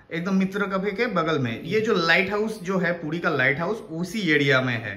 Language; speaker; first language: Hindi; non-native, local second language; Bangla